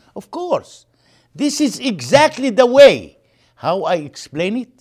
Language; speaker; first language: English; non-native, fluent; Arabic